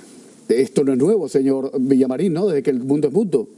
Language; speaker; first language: Spanish; native; Spanish